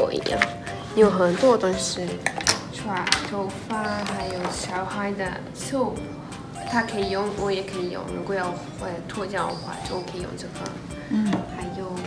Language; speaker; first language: Chinese; non-native, learner; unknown